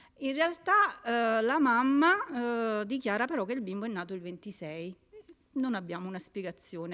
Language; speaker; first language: Italian; native; Italian